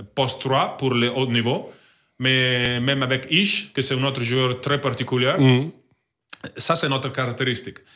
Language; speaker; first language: French; non-native, learner; Italian